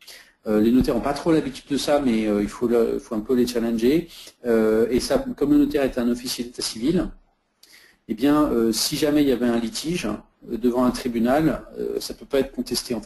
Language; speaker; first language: French; native; French